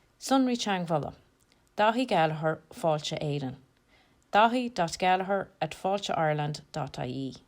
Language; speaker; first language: Irish; native; Irish